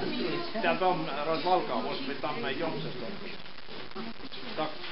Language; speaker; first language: Russian; non-native, local second language; Estonian